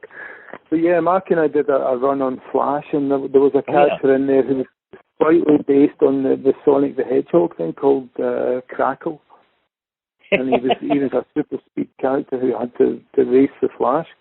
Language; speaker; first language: English; native; English